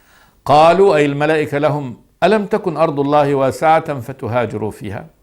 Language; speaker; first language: Arabic; native; Arabic